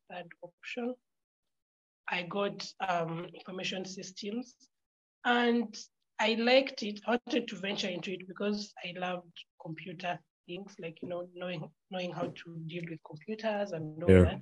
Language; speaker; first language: English; non-native, local second language; Ganda